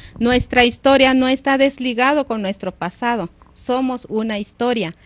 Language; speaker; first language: Spanish; non-native, local second language; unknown